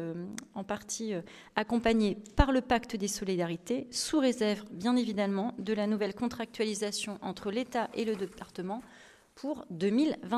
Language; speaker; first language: French; native; French